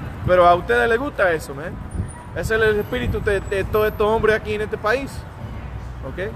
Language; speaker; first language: Spanish; early bilingual, heritage; Spanish